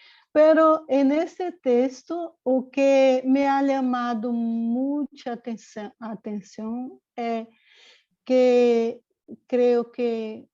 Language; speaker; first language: Spanish; non-native, learner; Portuguese